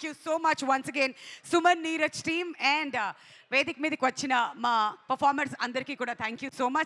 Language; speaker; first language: Telugu; native; Telugu